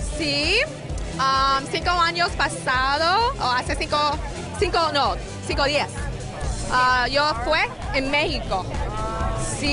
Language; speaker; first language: Spanish; non-native, learner; English